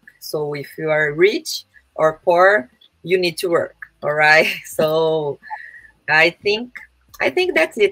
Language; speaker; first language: English; non-native, learner; Portuguese